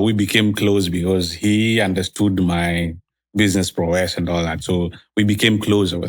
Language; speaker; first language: English; non-native, local second language; Swahili